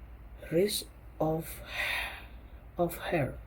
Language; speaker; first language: English; non-native, learner; Indonesian